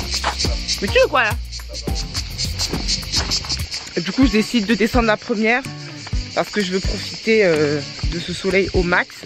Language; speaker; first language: French; native; French